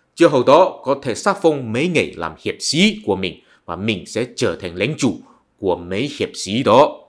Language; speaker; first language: Vietnamese; non-native, fluent; Chinese